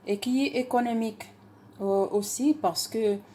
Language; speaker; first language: French; non-native, local second language; Arabic